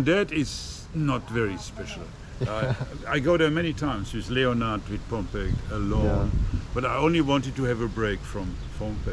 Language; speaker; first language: English; non-native, learner; German